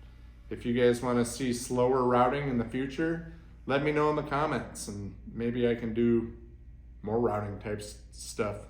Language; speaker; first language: English; native; English